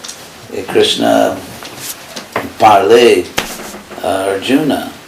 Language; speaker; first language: French; non-native, fluent; English